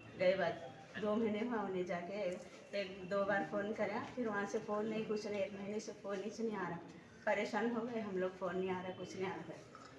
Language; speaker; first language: Hindi; native; Hindi